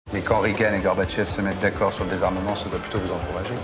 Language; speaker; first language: French; native; French